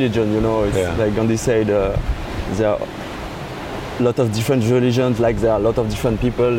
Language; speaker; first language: English; non-native, learner; French